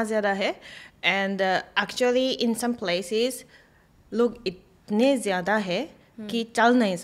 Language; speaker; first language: Hindi; non-native, fluent; Japanese